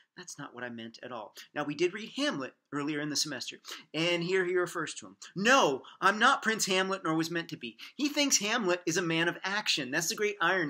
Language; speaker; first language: English; native; English